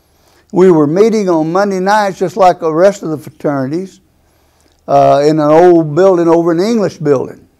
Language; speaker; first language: English; native; English